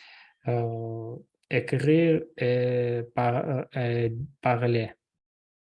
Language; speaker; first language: French; non-native, learner; Russian